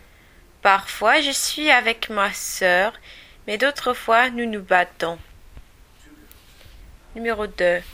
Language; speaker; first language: French; non-native, learner; English